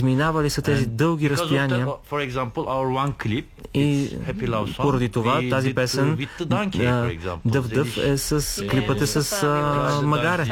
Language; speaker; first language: Bulgarian; non-native, fluent; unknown